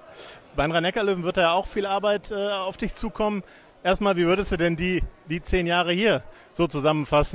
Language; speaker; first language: German; native; German